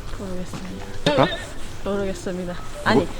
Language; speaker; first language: Korean; non-native, learner; Filipino